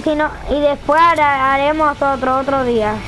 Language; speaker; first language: Spanish; native; Spanish